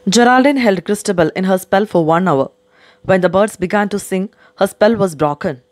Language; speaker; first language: English; non-native, local second language; Malayalam